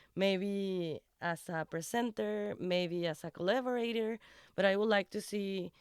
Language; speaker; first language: English; non-native, fluent; Spanish